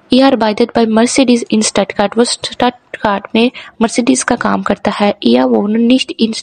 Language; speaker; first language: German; non-native, learner; Urdu